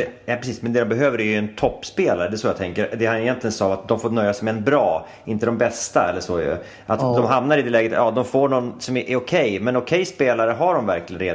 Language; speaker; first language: Swedish; native; Swedish